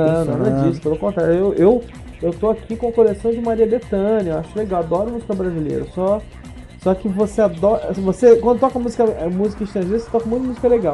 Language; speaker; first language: Portuguese; native; Portuguese